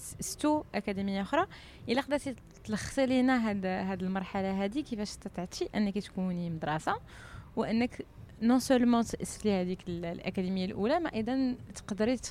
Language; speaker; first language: Arabic; native; Arabic